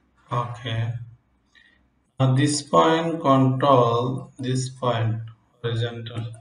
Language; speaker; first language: English; non-native, local second language; Bangla